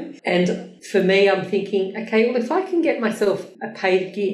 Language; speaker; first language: English; native; English